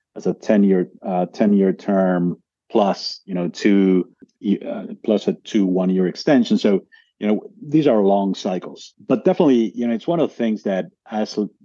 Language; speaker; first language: English; non-native, fluent; Spanish